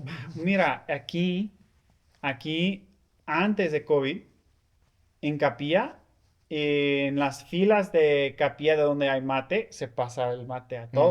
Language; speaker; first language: Spanish; non-native, fluent; English